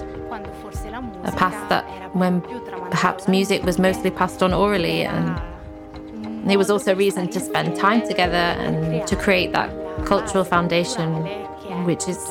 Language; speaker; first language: English; non-native, fluent; Ladin